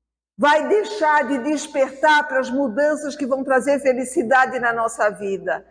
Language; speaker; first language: Portuguese; native; Portuguese